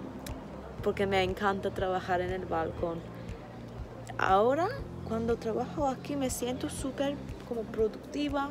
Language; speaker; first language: Spanish; non-native, fluent; Turkish